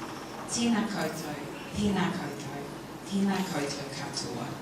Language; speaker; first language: Māori; non-native, learner; English